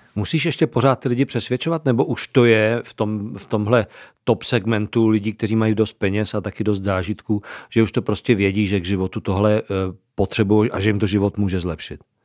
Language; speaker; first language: Czech; native; Czech